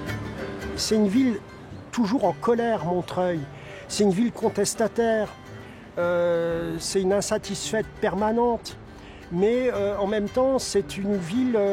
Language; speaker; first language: French; native; French